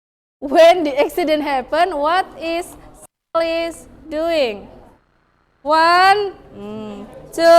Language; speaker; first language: English; non-native, fluent; Indonesian